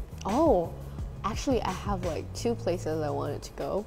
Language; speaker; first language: English; non-native, fluent; Thai